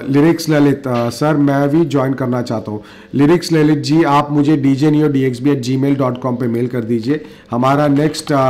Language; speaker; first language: Hindi; native; Hindi